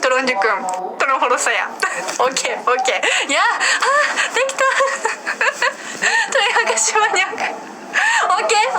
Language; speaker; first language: Indonesian; non-native, learner; Japanese